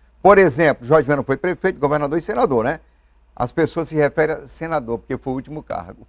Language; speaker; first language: Portuguese; native; Portuguese